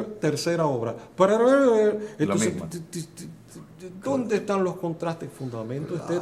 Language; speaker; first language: Spanish; native; Spanish